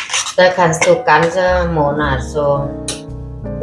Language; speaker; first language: German; non-native, learner; Thai